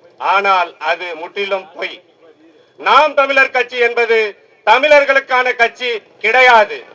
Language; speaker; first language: Tamil; native; Tamil